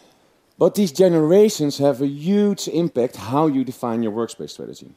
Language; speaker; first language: English; non-native, fluent; Dutch